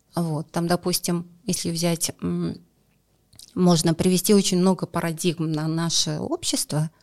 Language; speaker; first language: Russian; non-native, local second language; Kazakh